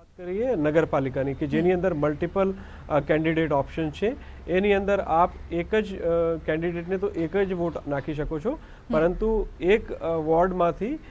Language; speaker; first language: Gujarati; non-native, local second language; Hindi